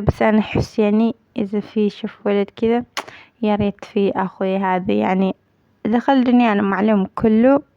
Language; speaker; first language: Arabic; non-native, learner; Amharic